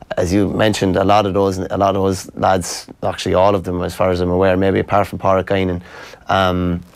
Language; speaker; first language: English; native; English